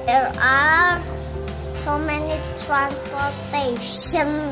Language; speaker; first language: English; non-native, learner; Indonesian